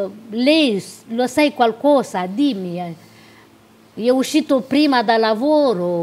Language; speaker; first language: Italian; non-native, local second language; Romanian